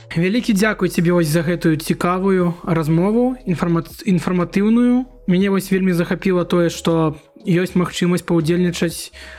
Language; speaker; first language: Belarusian; non-native, local second language; Russian